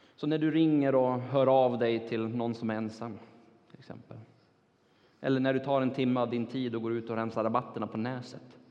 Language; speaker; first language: Swedish; non-native, fluent; Turkish